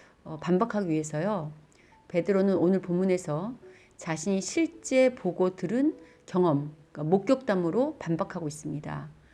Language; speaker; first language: Korean; native; Korean